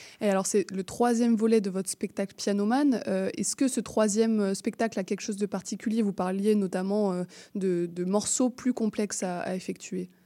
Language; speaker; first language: French; native; French